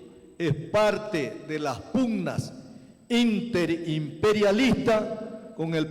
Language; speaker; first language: Spanish; native; Spanish